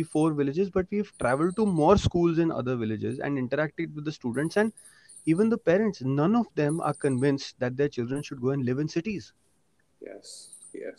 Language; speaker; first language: English; non-native, local second language; Punjabi